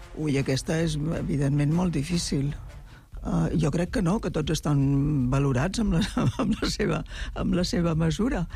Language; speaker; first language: Catalan; native; Catalan